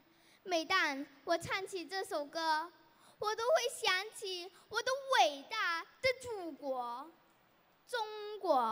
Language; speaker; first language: Chinese; early bilingual, heritage; Chinese